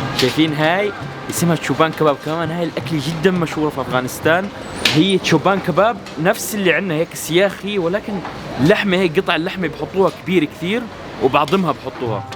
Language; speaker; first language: Arabic; native; Arabic